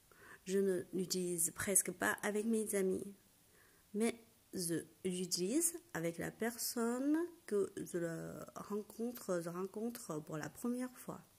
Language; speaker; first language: French; non-native, fluent; Chinese